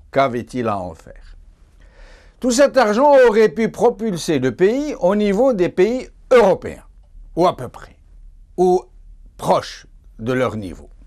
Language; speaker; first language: French; non-native, local second language; Arabic